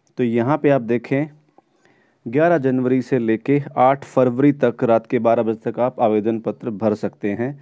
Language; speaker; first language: Hindi; native; Hindi